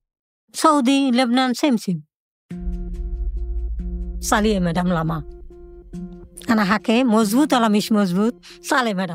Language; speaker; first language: Arabic; non-native, learner; Bangla